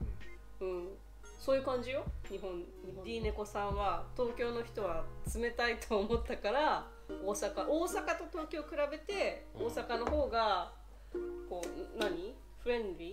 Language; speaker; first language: Japanese; native; Japanese